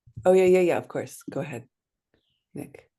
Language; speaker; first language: English; native; English